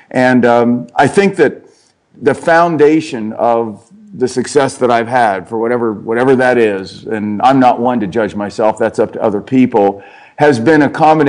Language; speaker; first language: English; native; English